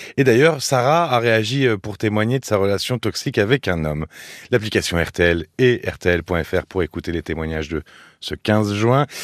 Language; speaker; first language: French; native; French